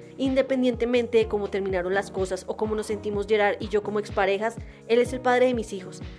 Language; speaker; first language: Spanish; native; Spanish